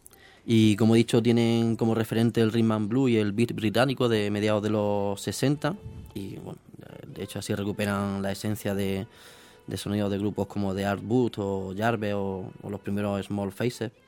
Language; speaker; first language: Spanish; native; Spanish